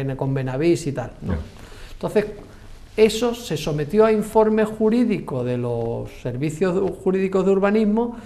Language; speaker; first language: Spanish; native; Spanish